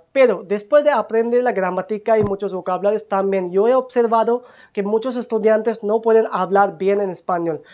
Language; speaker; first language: Spanish; non-native, fluent; Hindi